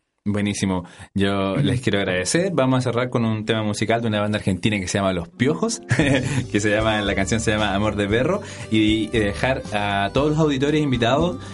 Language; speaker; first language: Spanish; native; Spanish